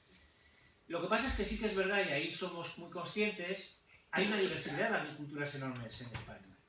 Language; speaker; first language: Spanish; native; Spanish